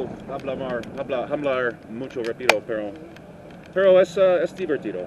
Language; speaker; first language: Spanish; non-native, learner; English